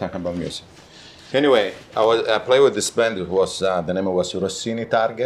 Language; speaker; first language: English; non-native, fluent; Italian